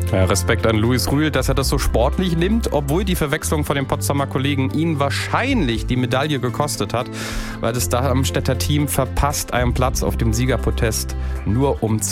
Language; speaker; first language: German; native; German